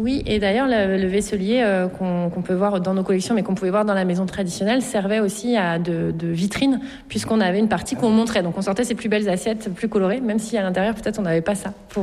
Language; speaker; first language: French; native; French